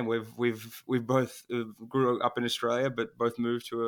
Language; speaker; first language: English; non-native, local second language; Turkish